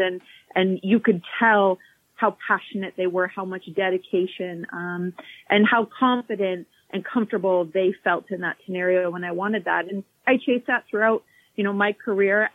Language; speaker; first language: English; native; English